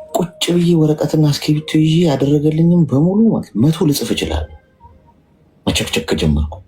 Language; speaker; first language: Amharic; native; Amharic